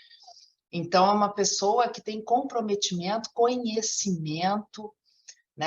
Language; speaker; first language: Portuguese; native; Portuguese